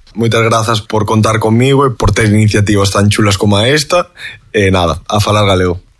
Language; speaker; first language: Galician; native; Galician